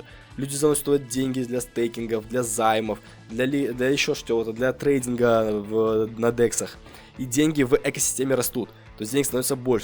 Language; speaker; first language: Russian; native; Russian